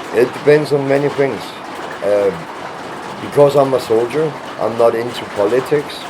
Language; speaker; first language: English; non-native, fluent; Danish